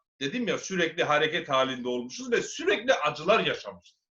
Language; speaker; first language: Turkish; native; Turkish